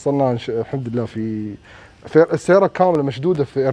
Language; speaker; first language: Arabic; native; Arabic